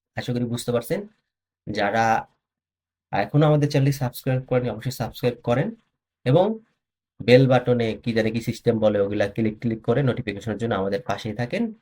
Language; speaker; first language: Bangla; native; Bangla